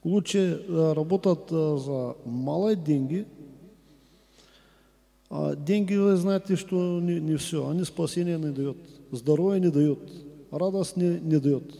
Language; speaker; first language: Russian; non-native, learner; Bulgarian